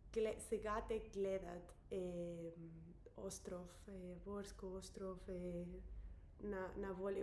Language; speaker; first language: Bulgarian; non-native, learner; Spanish